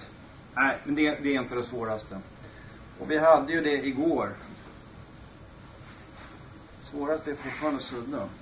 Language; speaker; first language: Swedish; native; Swedish